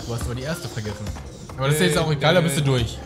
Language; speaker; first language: German; native; German